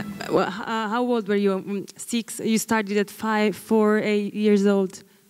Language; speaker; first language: English; non-native, fluent; Italian